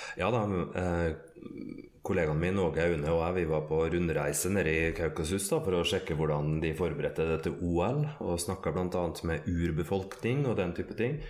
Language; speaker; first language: Norwegian; native; Norwegian